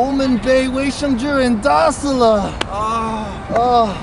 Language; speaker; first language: Chinese; non-native, learner; English